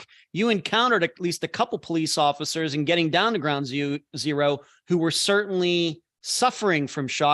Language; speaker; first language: English; native; English